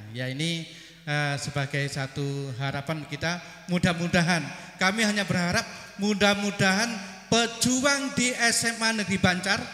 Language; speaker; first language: Indonesian; non-native, local second language; Javanese